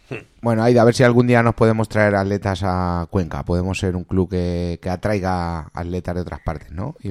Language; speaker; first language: Spanish; native; Spanish